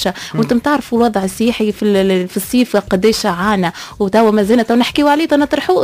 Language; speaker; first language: Arabic; native; Arabic